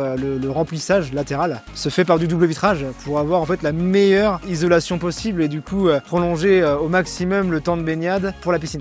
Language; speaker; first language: French; native; French